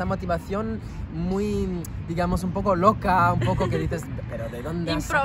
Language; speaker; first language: Spanish; non-native, fluent; French